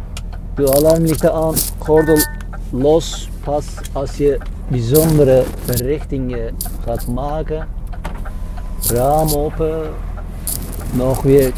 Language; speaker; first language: Dutch; non-native, fluent; Turkish